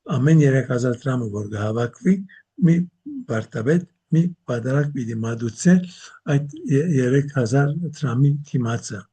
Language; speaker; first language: Armenian; early bilingual, heritage; Armenian